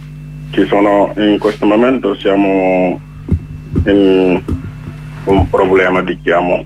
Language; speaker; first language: Italian; non-native, learner; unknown